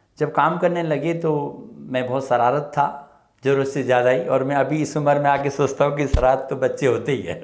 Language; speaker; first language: Hindi; early bilingual, other home language; Nepali